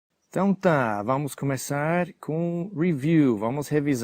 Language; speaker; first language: Portuguese; non-native, fluent; English